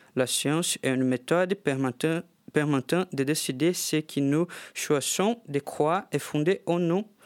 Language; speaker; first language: French; non-native, fluent; Portuguese